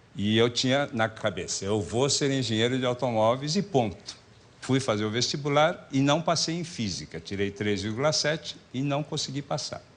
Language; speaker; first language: Portuguese; early bilingual, other home language; Japanese